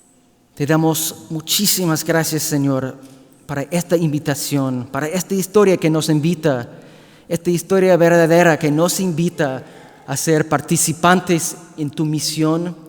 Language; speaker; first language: Spanish; non-native, fluent; English